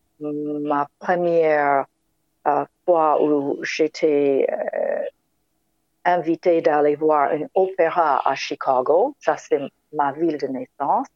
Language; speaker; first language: French; non-native, fluent; English